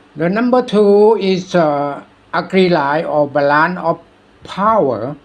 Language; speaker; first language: English; non-native, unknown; Thai